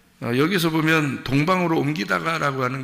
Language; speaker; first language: Korean; native; Korean